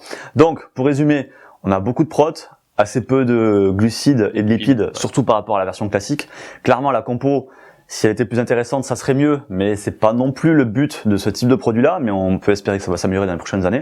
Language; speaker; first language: French; native; French